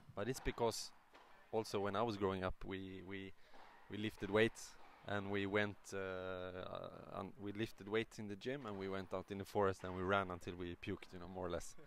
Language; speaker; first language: English; non-native, fluent; Swedish